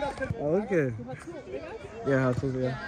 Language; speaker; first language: Danish; non-native, learner; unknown